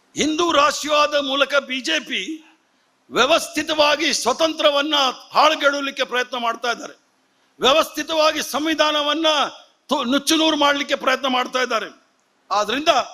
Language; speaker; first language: Kannada; non-native, local second language; Tamil